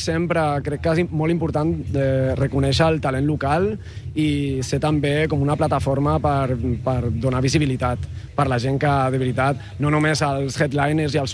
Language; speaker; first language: Catalan; non-native, local second language; Spanish